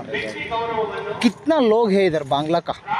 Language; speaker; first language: Hindi; non-native, local second language; Kannada